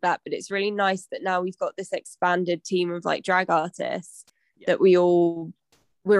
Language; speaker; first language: English; native; English